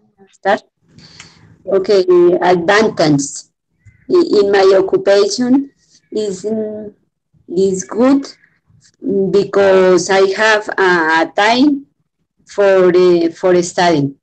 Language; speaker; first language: English; non-native, learner; Spanish